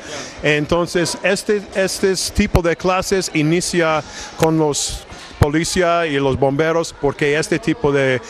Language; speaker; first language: Spanish; non-native, learner; English